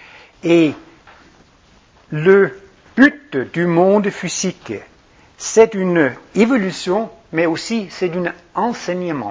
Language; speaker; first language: French; non-native, fluent; Danish